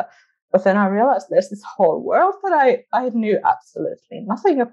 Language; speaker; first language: English; non-native, fluent; Finnish